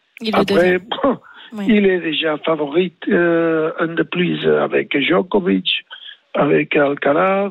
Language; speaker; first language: French; non-native, learner; Spanish